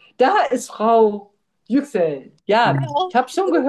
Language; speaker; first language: German; native; German